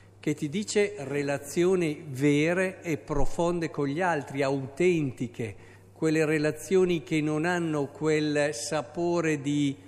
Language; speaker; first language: Italian; native; Italian